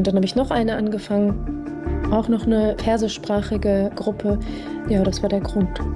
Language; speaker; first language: German; early bilingual, other home language; Persian